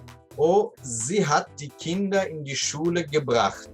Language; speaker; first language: German; non-native, fluent; Portuguese